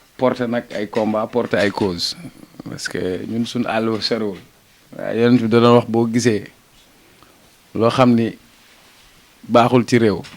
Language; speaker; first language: Wolof; non-native, local second language; Fula